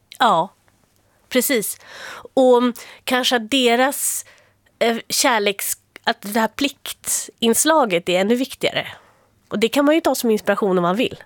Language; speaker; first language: Swedish; native; Swedish